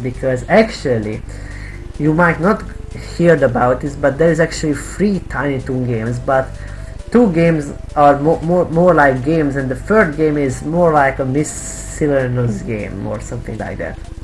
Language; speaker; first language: English; non-native, fluent; Hungarian